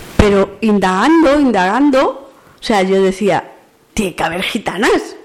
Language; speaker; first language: Spanish; native; Spanish